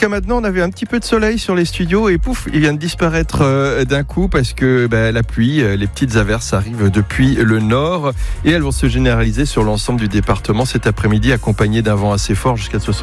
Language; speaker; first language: French; native; French